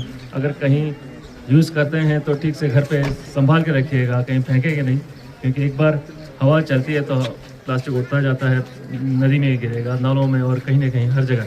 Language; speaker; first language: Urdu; non-native, local second language; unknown